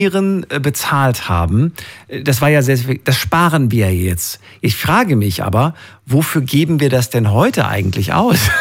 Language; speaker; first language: German; native; German